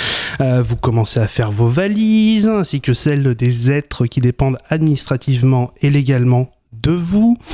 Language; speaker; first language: French; native; French